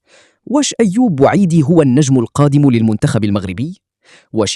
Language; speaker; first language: Arabic; native; Arabic